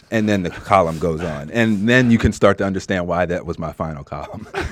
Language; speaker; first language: English; native; English